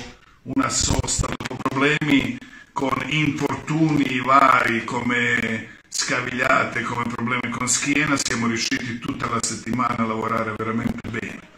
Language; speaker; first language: Italian; non-native, fluent; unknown